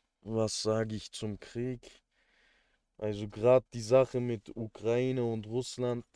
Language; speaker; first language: German; early bilingual, other home language; Turkish